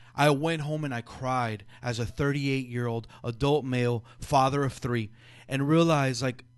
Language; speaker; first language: English; early bilingual, other home language; Spanish